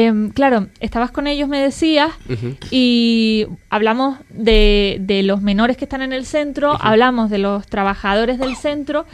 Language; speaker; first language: Spanish; native; Spanish